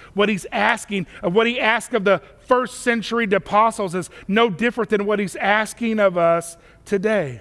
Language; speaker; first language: English; native; English